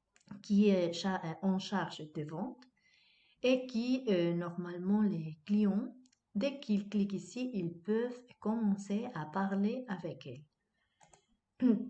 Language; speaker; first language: French; non-native, fluent; Spanish